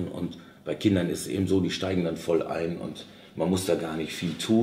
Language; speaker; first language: German; native; German